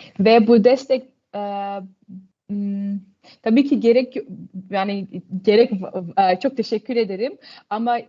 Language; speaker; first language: Turkish; early bilingual, heritage; Turkish